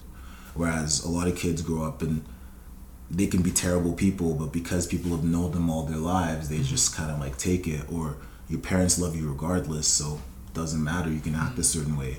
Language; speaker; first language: English; non-native, local second language; Yoruba